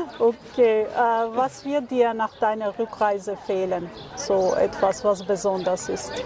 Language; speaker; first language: German; non-native, fluent; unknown